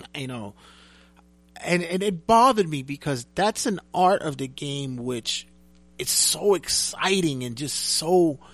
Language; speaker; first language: English; native; English